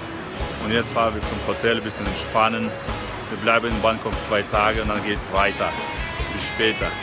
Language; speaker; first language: German; non-native, fluent; Polish